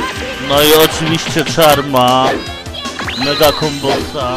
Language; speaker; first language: Polish; native; Polish